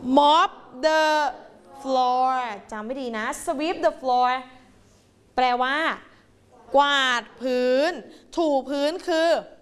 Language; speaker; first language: Thai; native; Thai